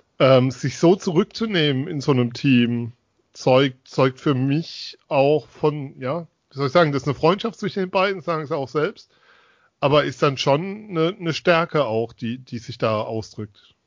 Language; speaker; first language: German; native; German